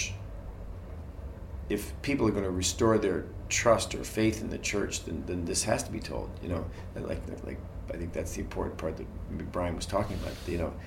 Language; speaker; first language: English; native; English